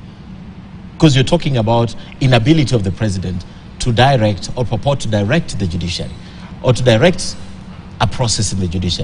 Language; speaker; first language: English; non-native, local second language; Swahili